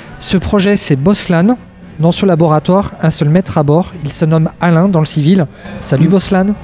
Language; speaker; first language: French; native; French